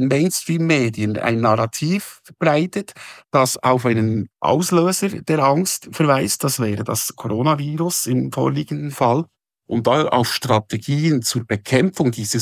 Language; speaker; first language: German; native; German